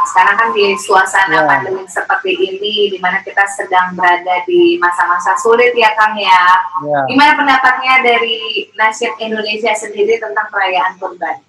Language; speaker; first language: Indonesian; native; Indonesian